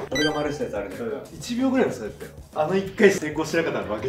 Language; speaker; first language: Japanese; native; Japanese